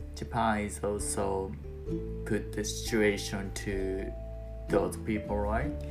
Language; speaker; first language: English; non-native, learner; Japanese